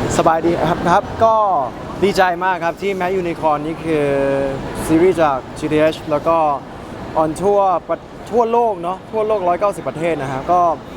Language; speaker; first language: Thai; early bilingual, heritage; Thai